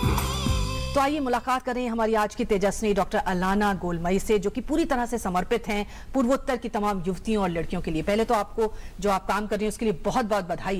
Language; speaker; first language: Hindi; native; Hindi